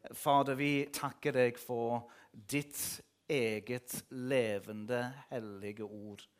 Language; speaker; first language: Norwegian; non-native, fluent; English